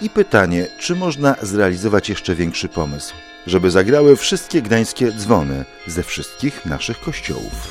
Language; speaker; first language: Polish; native; Polish